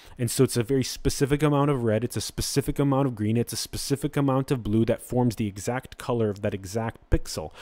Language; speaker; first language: English; native; English